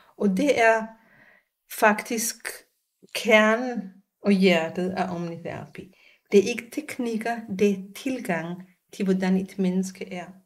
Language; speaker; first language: Danish; non-native, fluent; Hebrew